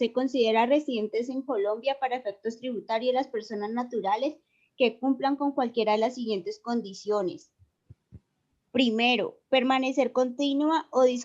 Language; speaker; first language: Spanish; native; Spanish